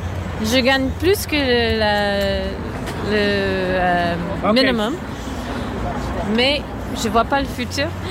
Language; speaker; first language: French; non-native, fluent; English